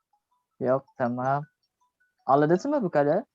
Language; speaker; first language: Turkish; non-native, learner; Indonesian